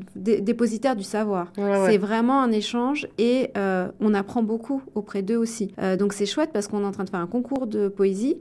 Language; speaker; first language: French; native; French